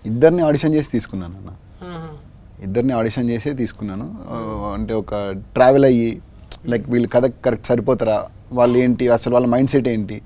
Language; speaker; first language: Telugu; native; Telugu